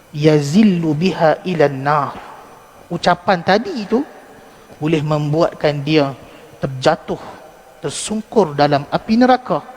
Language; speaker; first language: Malay; native; Malay